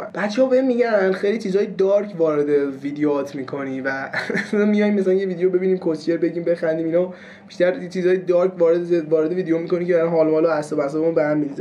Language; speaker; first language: Persian; native; Persian